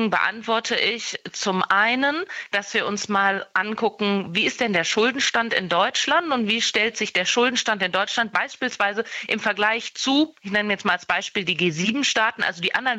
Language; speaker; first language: German; native; German